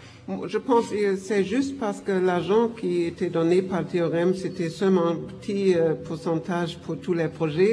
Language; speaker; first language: French; non-native, fluent; German